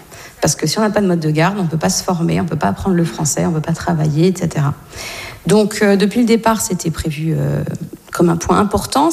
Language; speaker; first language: French; native; French